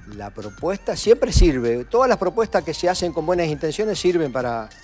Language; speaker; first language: Spanish; native; Spanish